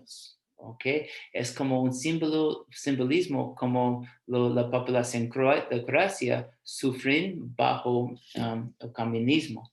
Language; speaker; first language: Spanish; non-native, fluent; English